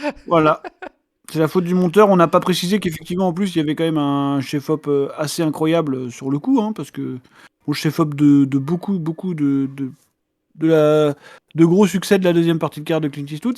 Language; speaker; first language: French; native; French